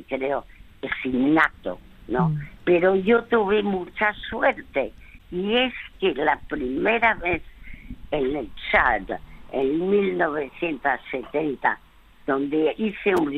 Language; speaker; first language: Spanish; early bilingual, other home language; French